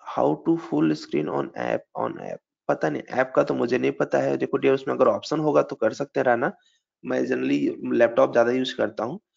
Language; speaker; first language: Hindi; native; Hindi